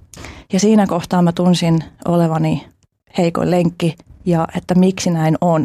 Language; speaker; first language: Finnish; early bilingual, other home language; Albanian